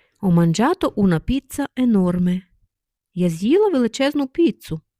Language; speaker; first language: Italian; non-native, fluent; Ukrainian